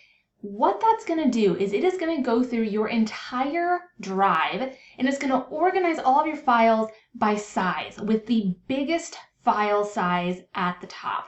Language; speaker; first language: English; native; English